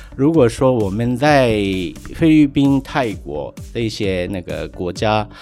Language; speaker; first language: Chinese; non-native, fluent; Japanese